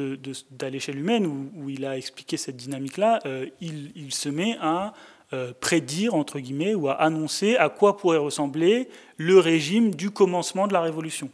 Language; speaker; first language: French; native; French